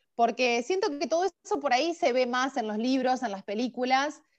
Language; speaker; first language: Spanish; native; Spanish